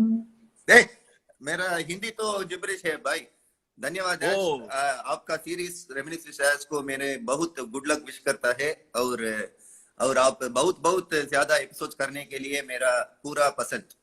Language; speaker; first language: Hindi; non-native, local second language; Tamil